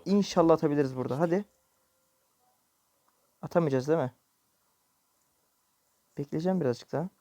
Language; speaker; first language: Turkish; native; Turkish